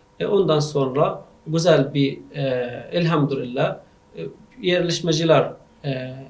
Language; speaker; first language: Turkish; non-native, learner; Arabic